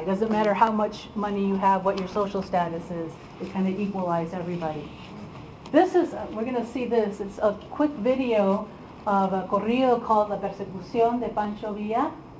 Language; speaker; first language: English; early bilingual, other home language; Spanish